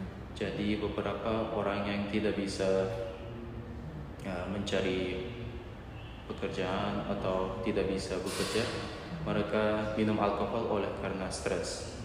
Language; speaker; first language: Indonesian; non-native, learner; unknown